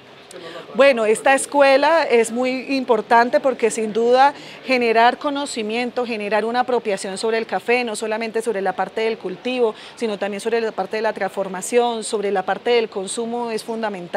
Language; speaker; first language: Spanish; native; Spanish